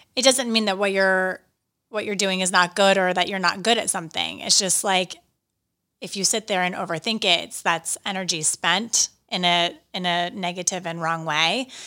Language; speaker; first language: English; native; English